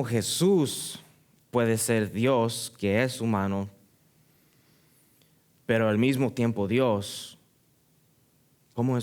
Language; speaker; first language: Spanish; early bilingual, heritage; Spanish